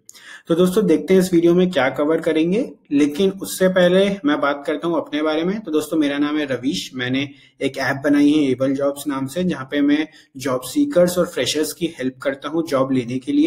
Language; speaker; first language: Hindi; native; Hindi